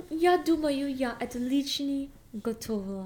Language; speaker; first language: Russian; non-native, learner; English